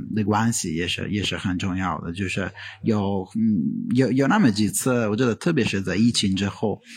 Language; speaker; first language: Chinese; non-native, fluent; Italian